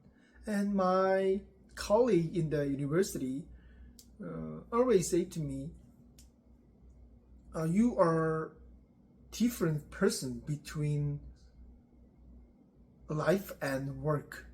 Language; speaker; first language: English; non-native, learner; Korean